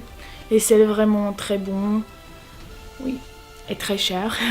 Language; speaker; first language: French; non-native, learner; English